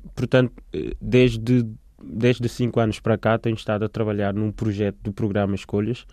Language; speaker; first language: Portuguese; non-native, fluent; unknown